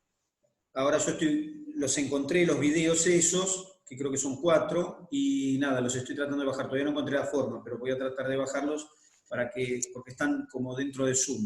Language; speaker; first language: Spanish; native; Spanish